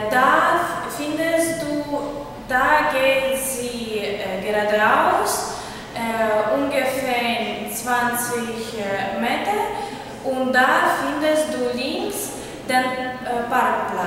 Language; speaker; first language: German; non-native, learner; Ukrainian